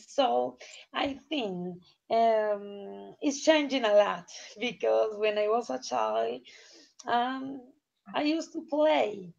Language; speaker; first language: English; non-native, learner; Spanish